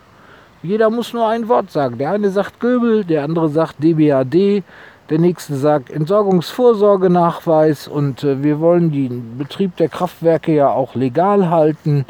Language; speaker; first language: German; native; German